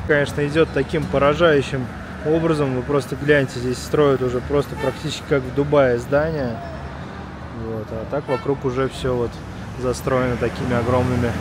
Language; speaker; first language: Russian; native; Russian